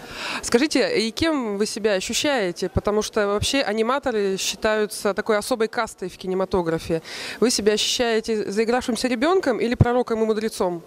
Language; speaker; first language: Russian; native; Russian